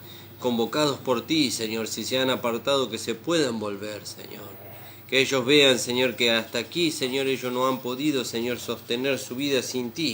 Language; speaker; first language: Spanish; native; Spanish